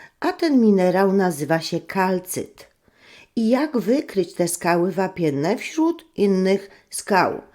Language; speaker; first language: Polish; native; Polish